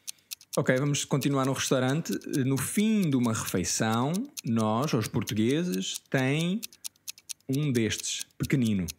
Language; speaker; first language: Portuguese; non-native, fluent; English